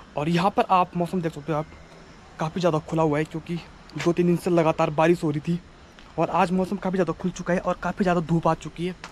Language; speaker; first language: Hindi; native; Hindi